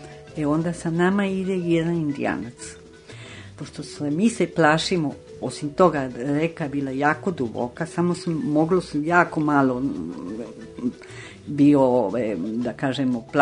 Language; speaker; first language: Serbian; non-native, fluent; Spanish